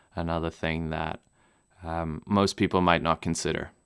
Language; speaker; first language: English; non-native, local second language; German